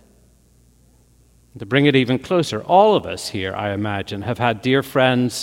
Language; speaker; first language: English; native; English